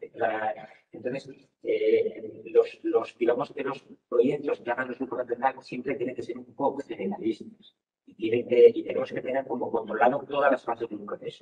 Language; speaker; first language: Spanish; native; Spanish